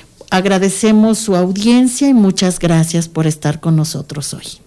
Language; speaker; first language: Spanish; native; Spanish